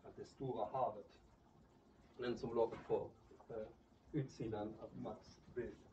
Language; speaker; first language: Swedish; non-native, fluent; German